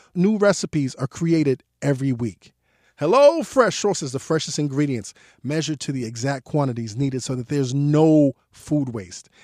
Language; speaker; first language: English; early bilingual, other home language; Haitian Creole